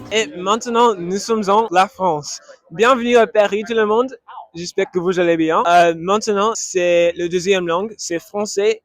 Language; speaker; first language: French; non-native, learner; English